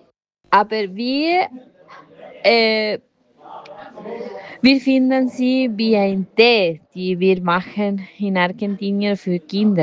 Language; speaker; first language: German; non-native, learner; Spanish